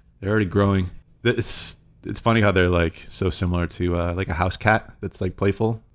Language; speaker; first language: English; native; English